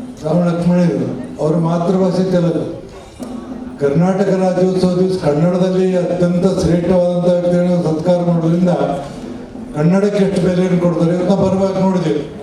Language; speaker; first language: Kannada; native; Kannada